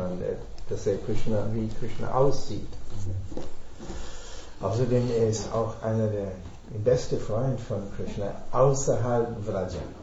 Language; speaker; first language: German; non-native, fluent; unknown